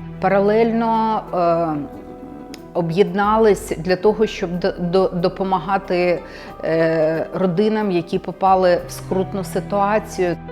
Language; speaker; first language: Ukrainian; native; Ukrainian